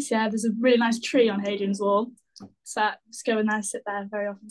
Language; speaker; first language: English; native; English